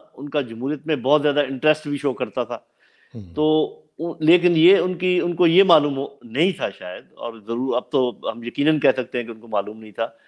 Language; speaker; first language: Urdu; non-native, local second language; Punjabi